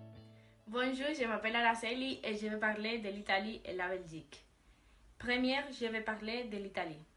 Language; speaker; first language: French; non-native, learner; Spanish